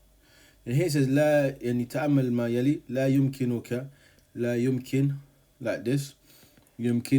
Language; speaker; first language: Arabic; non-native, fluent; English